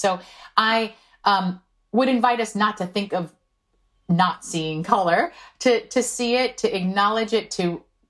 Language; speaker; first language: English; non-native, fluent; Korean